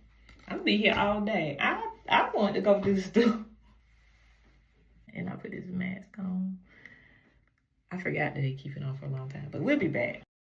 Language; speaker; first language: English; native; English